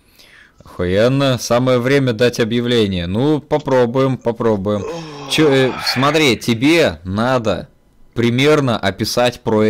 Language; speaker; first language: Russian; native; Russian